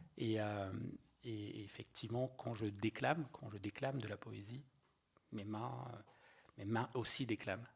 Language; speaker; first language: French; native; French